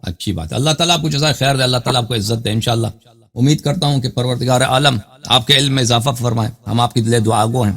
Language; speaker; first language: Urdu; non-native, fluent; Persian